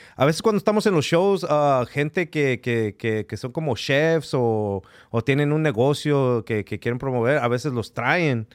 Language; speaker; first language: Spanish; early bilingual, heritage; Spanish